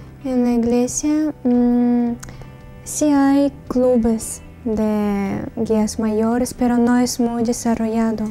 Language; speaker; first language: Spanish; non-native, learner; Russian